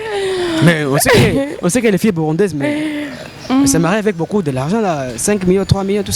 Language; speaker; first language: French; non-native, local second language; Rundi